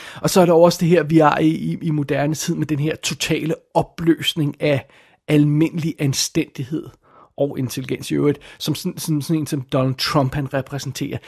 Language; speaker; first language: Danish; native; Danish